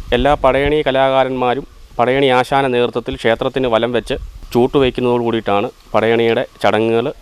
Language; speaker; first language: Malayalam; native; Malayalam